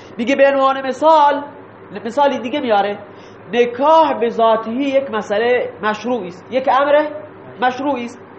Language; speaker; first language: Persian; non-native, local second language; Baluchi